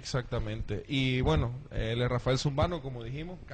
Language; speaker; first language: Spanish; native; Spanish